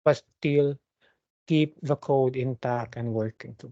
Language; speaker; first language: English; non-native, local second language; Filipino